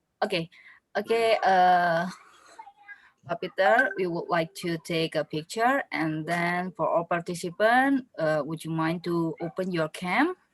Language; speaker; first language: English; non-native, local second language; Indonesian